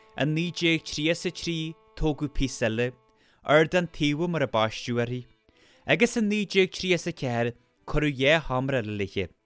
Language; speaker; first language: Irish; native; Irish